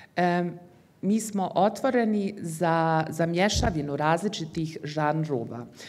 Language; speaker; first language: Bosnian; early bilingual, heritage; Bosnian